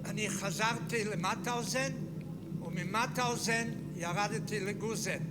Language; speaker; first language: Hebrew; non-native, fluent; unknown